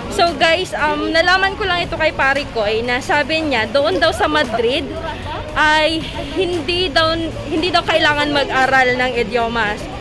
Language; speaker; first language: Filipino; native; Filipino